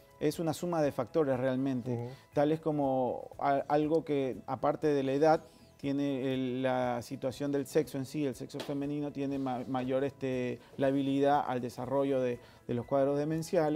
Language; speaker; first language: Spanish; native; Spanish